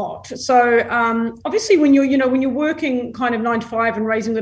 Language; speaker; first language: English; native; English